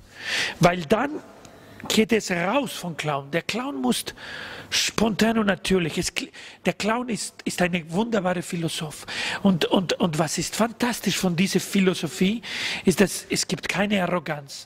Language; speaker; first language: German; non-native, learner; Spanish